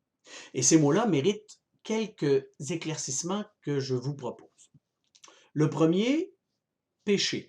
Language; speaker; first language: French; native; French